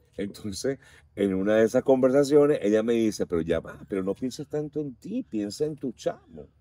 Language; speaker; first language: Spanish; native; Spanish